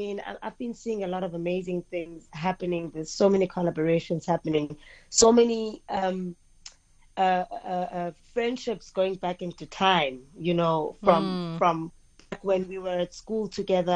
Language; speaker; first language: English; non-native, local second language; Xhosa